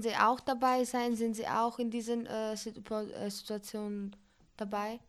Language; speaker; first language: German; non-native, learner; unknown